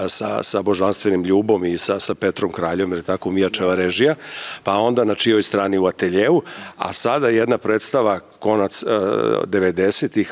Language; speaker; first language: Serbian; native; Serbian